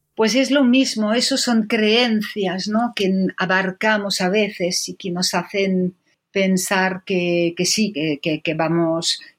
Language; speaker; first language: Spanish; non-native, fluent; French